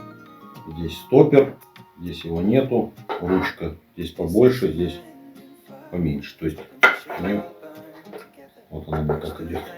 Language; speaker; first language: Russian; native; Russian